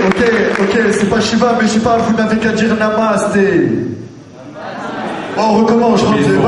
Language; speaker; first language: French; native; French